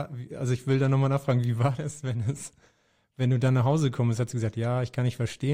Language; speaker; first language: German; native; German